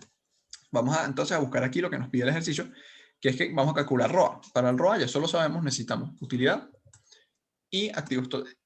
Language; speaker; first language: Spanish; native; Spanish